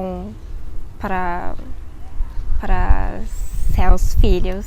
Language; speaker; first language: Portuguese; non-native, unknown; Japanese